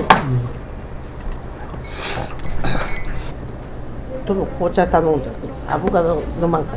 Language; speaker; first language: Japanese; native; Japanese